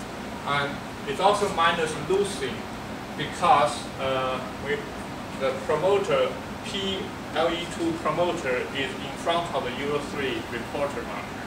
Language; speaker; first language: English; non-native, fluent; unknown